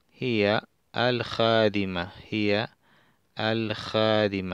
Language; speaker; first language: Arabic; non-native, fluent; Spanish